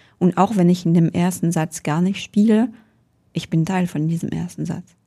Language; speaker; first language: German; non-native, fluent; French